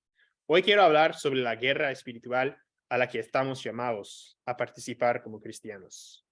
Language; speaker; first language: Spanish; non-native, fluent; English